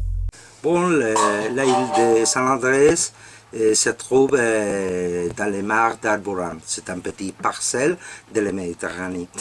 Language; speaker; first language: French; non-native, learner; Spanish